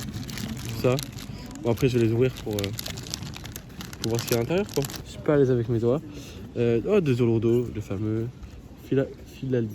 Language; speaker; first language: French; native; French